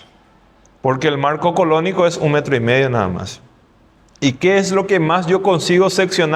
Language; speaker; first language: Spanish; non-native, fluent; Portuguese